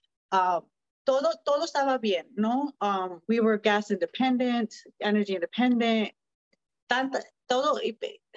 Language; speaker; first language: English; early bilingual, other home language; Spanish